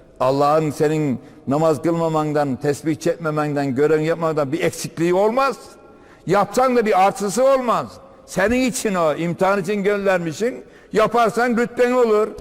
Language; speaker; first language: Turkish; native; Turkish